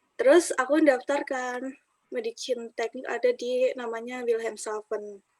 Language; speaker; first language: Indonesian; native; Indonesian